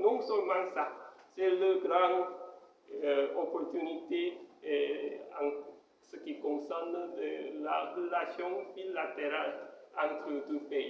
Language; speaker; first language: French; non-native, fluent; Korean